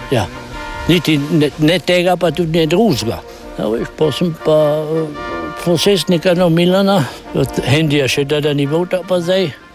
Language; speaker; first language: Slovenian; native; Slovenian